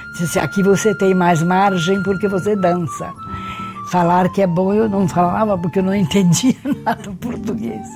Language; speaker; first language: Portuguese; early bilingual, other home language; Hungarian